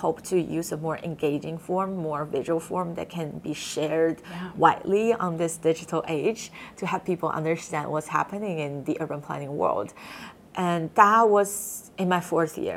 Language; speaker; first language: English; non-native, fluent; Chinese